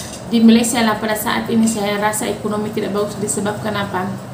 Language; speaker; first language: Malay; non-native, fluent; Batak Toba